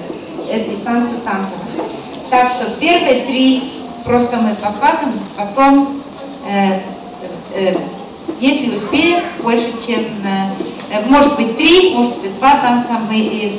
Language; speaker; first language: Russian; non-native, fluent; Estonian